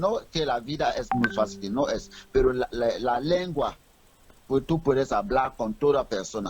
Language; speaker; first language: Spanish; non-native, learner; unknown